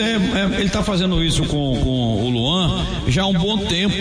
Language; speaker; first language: Portuguese; native; Portuguese